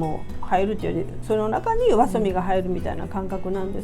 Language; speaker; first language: Japanese; native; Japanese